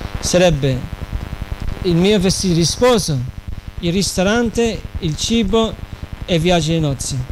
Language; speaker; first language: Italian; non-native, fluent; English